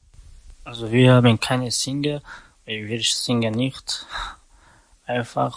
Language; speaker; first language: German; non-native, learner; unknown